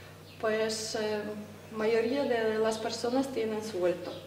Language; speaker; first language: Spanish; non-native, fluent; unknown